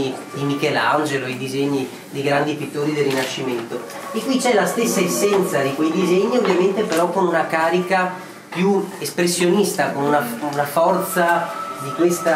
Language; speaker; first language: Italian; native; Italian